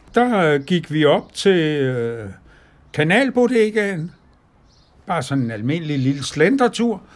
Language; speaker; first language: Danish; native; Danish